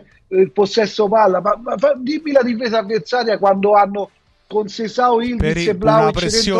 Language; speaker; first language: Italian; native; Italian